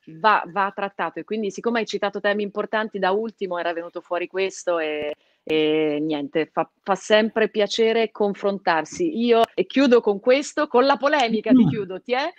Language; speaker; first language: Italian; native; Italian